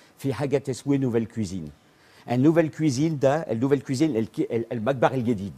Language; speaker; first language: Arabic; non-native, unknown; French